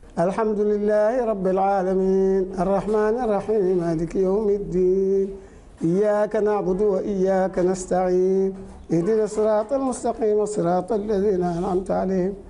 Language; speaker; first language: Arabic; non-native, fluent; Wolof